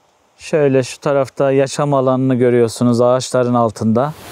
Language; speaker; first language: Turkish; native; Turkish